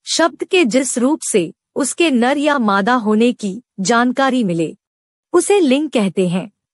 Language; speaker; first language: Hindi; native; Hindi